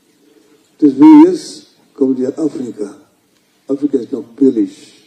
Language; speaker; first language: German; non-native, fluent; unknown